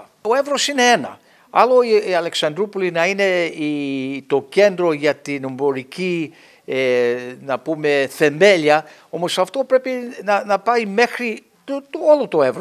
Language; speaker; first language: Greek; early bilingual, heritage; English